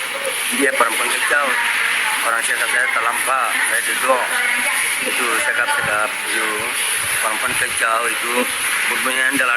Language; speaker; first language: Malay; non-native, learner; Rohingya